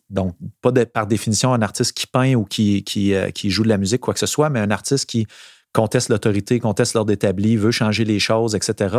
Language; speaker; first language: French; native; French